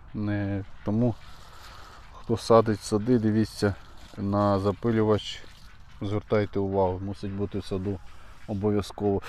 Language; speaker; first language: Ukrainian; native; Ukrainian